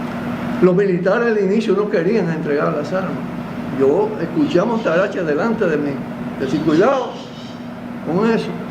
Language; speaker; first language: Spanish; native; Spanish